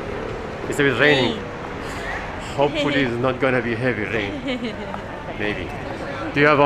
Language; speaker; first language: English; non-native, fluent; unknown